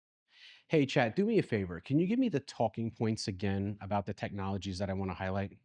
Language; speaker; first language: English; native; English